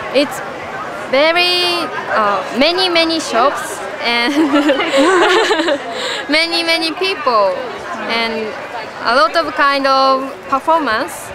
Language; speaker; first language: English; non-native, learner; Japanese